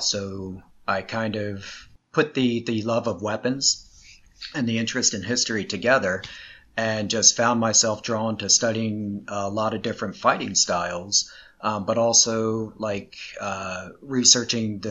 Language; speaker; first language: English; native; English